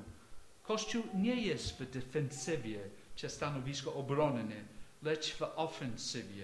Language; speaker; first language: Polish; non-native, fluent; English